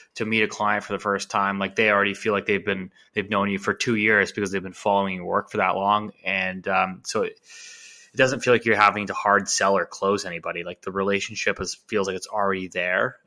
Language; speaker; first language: English; native; English